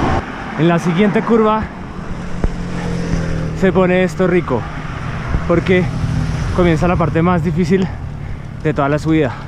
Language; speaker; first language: Spanish; native; Spanish